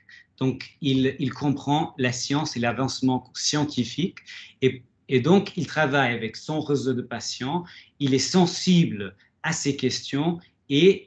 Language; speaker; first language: French; non-native, fluent; Portuguese